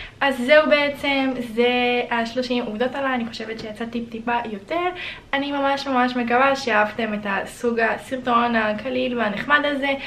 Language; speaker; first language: Hebrew; early bilingual, other home language; Russian